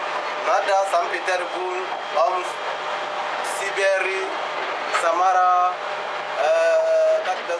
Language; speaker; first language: Russian; non-native, learner; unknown